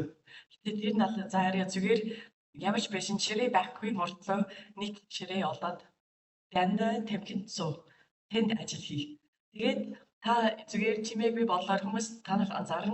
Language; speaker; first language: Mongolian; non-native, fluent; English